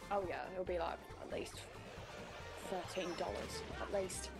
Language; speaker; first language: English; native; English